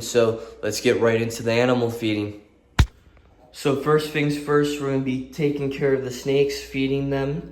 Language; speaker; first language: English; native; English